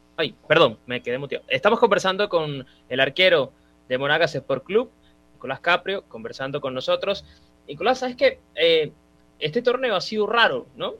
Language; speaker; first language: Spanish; native; Spanish